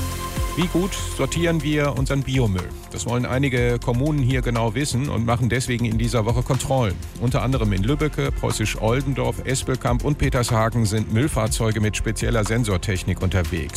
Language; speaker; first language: German; native; German